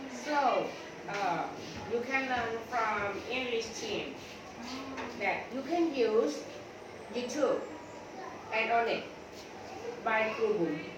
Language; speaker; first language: English; non-native, learner; Thai